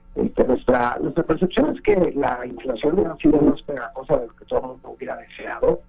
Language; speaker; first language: Spanish; native; Spanish